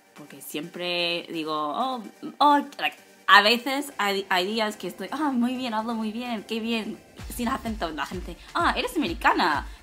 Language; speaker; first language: Spanish; non-native, fluent; English